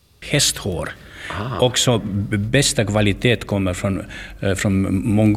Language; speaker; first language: Swedish; non-native, learner; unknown